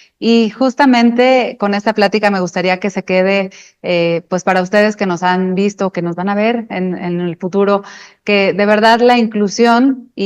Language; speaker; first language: Spanish; native; Spanish